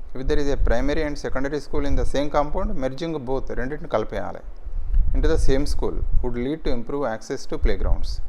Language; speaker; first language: English; non-native, local second language; Telugu